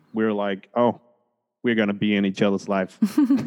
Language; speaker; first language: English; early bilingual, other home language; Spanish